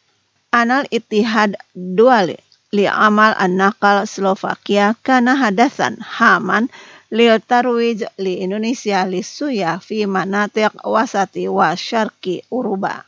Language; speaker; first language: Arabic; non-native, fluent; Indonesian